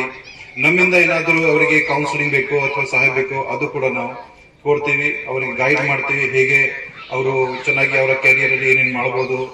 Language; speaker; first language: Kannada; non-native, fluent; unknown